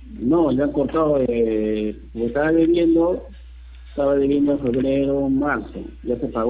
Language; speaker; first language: Spanish; native; Spanish